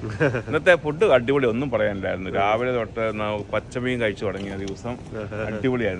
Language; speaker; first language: Malayalam; native; Malayalam